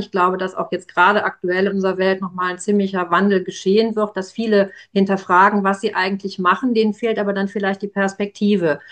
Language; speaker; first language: German; native; German